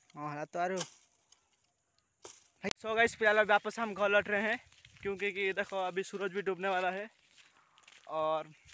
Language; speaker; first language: Hindi; non-native, local second language; Odia